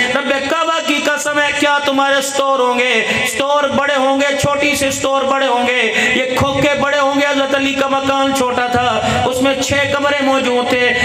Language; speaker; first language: Urdu; non-native, local second language; Punjabi